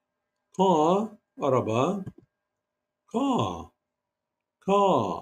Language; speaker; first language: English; non-native, learner; Turkish